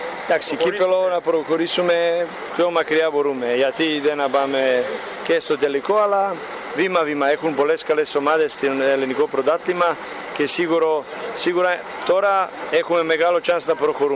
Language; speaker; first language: Greek; non-native, learner; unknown